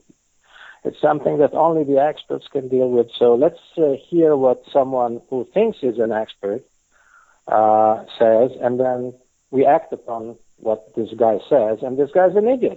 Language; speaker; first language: English; non-native, fluent; Italian